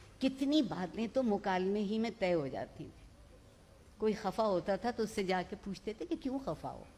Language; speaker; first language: Urdu; non-native, local second language; Punjabi